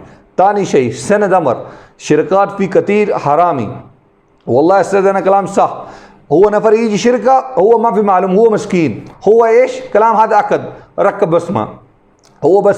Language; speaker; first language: Arabic; non-native, learner; Urdu